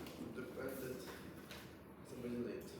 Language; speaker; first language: English; non-native, learner; Ukrainian